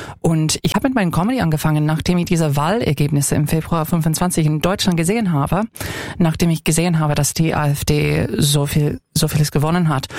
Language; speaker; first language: German; non-native, fluent; English